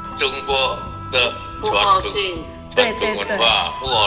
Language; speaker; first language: Chinese; non-native, learner; Indonesian